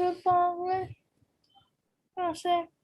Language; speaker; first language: French; non-native, learner; Hindi